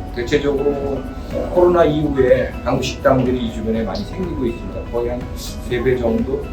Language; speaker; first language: Korean; native; Korean